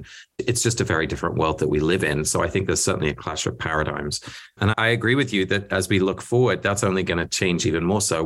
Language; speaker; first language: English; early bilingual, other home language; Dutch